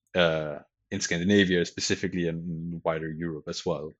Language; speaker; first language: English; non-native, fluent; Danish